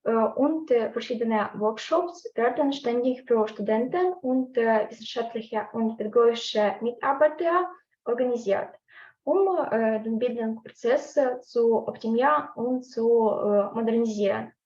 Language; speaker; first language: German; non-native, learner; Ukrainian